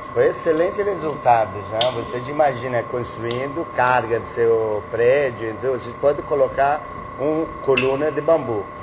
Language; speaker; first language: Portuguese; non-native, fluent; Persian